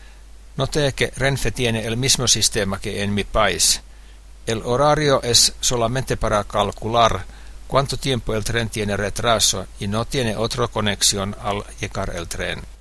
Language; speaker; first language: Spanish; non-native, fluent; Finnish